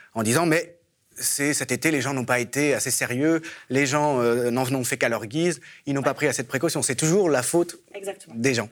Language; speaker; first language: French; native; French